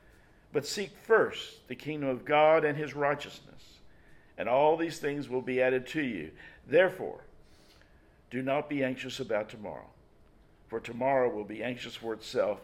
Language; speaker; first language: English; native; English